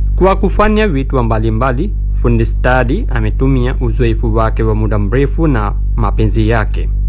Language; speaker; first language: Swahili; non-native, fluent; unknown